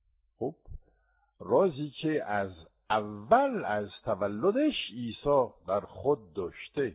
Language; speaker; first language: Persian; non-native, fluent; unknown